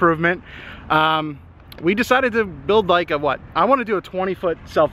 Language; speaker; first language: English; native; English